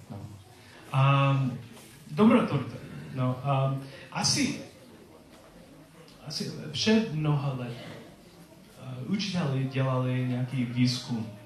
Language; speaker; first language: Czech; non-native, learner; English